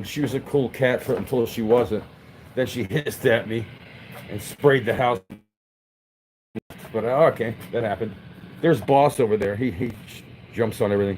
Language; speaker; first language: English; native; English